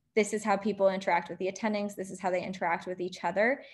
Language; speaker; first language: English; native; English